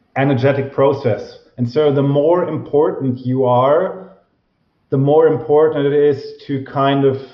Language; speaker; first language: English; non-native, fluent; German